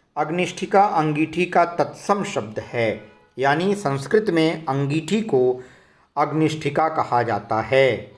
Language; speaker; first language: Hindi; native; Hindi